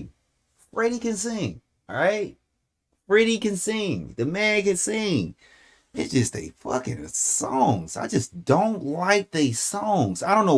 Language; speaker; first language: English; native; English